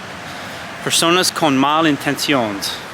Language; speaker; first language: Spanish; non-native, learner; English